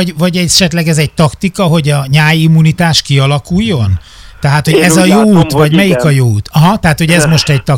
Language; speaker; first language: Hungarian; native; Hungarian